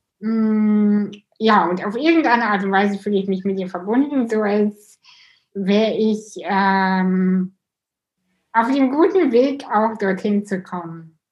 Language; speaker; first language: German; early bilingual, other home language; Russian